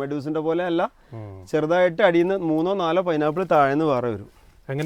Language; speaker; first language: Malayalam; native; Malayalam